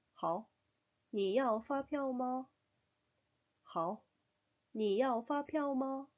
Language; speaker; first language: Chinese; non-native, fluent; Korean